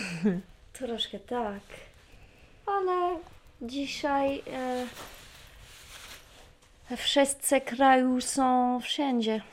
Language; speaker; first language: Polish; non-native, learner; French